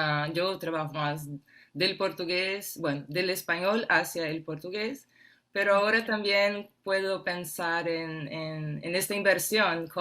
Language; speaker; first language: Spanish; non-native, fluent; Portuguese